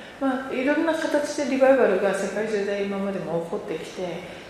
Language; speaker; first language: Japanese; native; Japanese